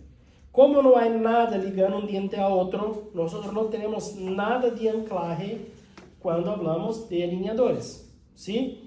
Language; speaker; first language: Spanish; non-native, fluent; Portuguese